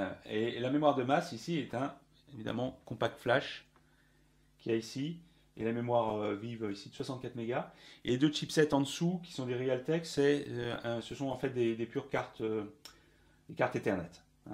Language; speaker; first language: French; native; French